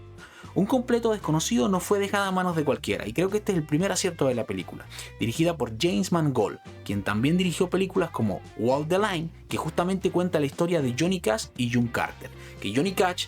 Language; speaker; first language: Spanish; native; Spanish